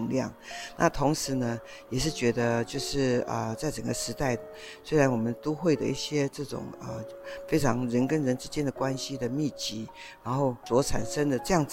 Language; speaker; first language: Chinese; native; Chinese